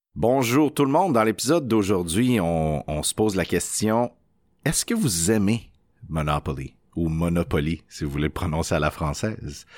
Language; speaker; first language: French; native; French